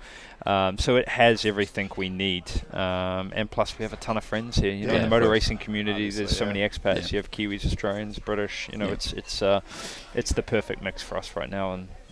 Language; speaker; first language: English; native; English